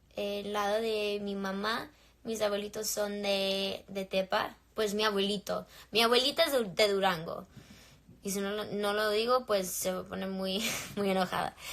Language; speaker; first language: Spanish; early bilingual, other home language; English